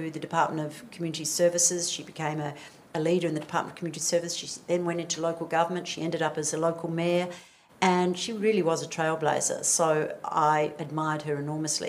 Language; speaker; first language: English; native; English